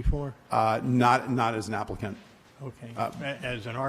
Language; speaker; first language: English; native; English